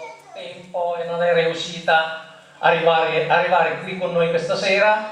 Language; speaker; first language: Italian; early bilingual, other home language; Filipino